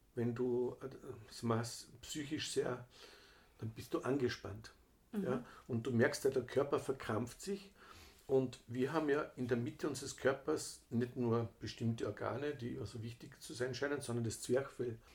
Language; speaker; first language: German; native; German